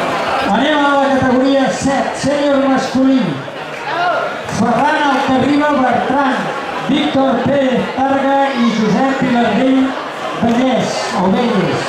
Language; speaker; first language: Catalan; native; Catalan